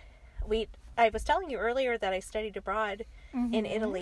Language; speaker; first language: English; native; English